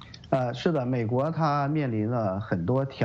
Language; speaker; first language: Chinese; native; Chinese